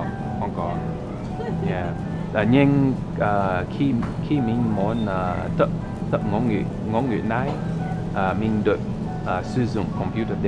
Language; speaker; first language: Vietnamese; non-native, learner; English